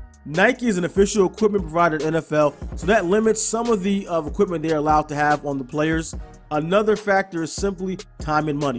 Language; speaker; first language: English; native; English